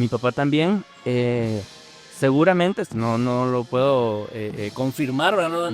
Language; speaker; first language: Spanish; native; Spanish